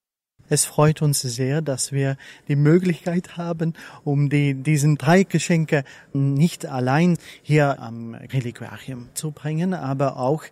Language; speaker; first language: German; non-native, learner; Dutch